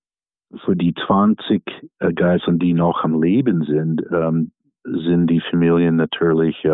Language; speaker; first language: German; non-native, fluent; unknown